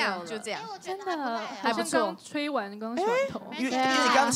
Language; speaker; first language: Chinese; native; Chinese